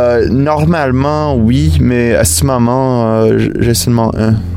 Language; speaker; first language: French; non-native, fluent; English